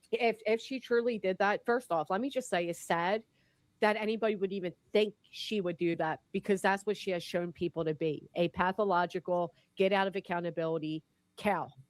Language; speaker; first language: English; native; English